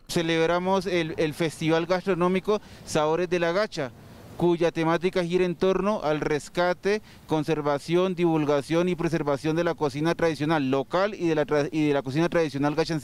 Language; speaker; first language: Spanish; native; Spanish